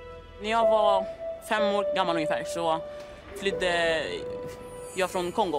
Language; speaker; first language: Swedish; early bilingual, other home language; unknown